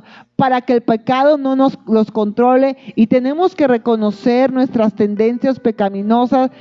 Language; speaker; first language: Spanish; native; Spanish